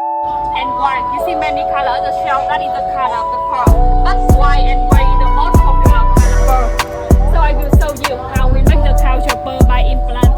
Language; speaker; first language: English; non-native, learner; Vietnamese